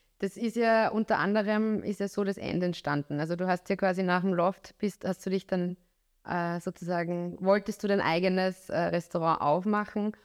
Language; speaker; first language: German; native; German